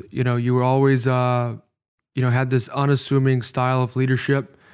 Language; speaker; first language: English; native; English